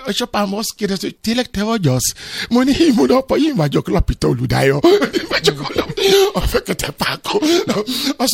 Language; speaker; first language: Hungarian; non-native, learner; Albanian